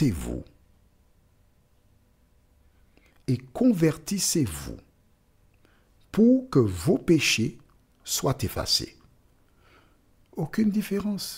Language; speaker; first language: French; native; French